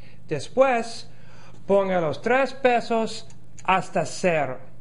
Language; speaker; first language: Spanish; non-native, learner; English